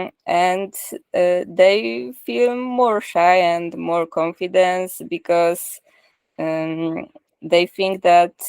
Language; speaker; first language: English; non-native, learner; Polish